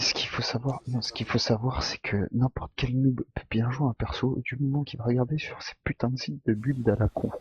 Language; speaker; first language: French; native; French